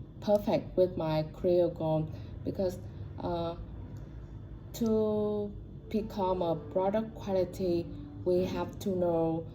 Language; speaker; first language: English; non-native, learner; Vietnamese